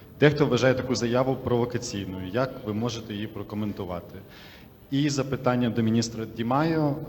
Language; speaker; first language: Ukrainian; native; Ukrainian